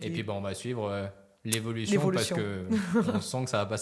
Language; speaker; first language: French; native; French